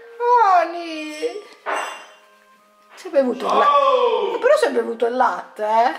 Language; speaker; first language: Italian; native; Italian